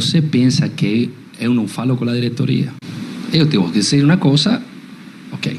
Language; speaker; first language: Portuguese; non-native, learner; Spanish